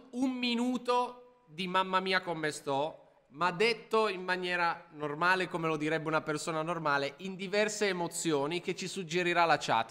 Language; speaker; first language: Italian; native; Italian